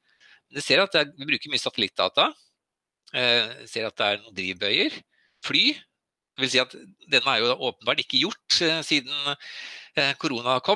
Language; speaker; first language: Norwegian; native; Norwegian